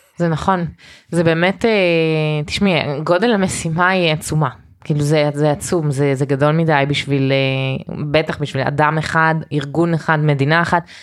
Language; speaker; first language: Hebrew; early bilingual, heritage; Hebrew